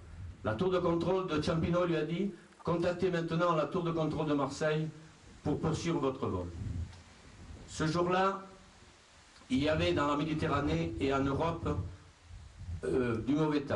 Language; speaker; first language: French; native; French